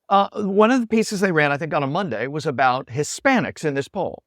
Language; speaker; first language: English; native; English